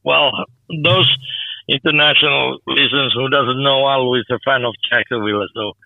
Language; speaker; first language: English; non-native, fluent; Finnish